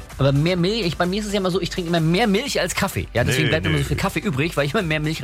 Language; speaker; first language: German; native; German